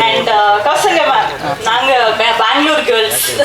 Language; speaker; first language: Tamil; non-native, learner; Kannada